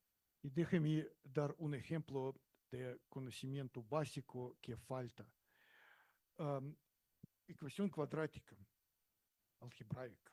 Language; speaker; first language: Spanish; non-native, learner; Russian